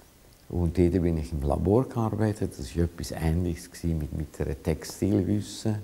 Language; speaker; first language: German; non-native, fluent; Hungarian